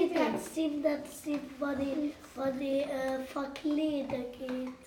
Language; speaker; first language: German; non-native, local second language; Arabic